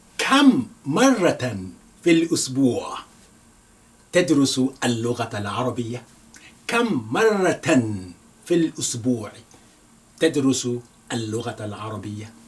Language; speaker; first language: Arabic; non-native, fluent; Yoruba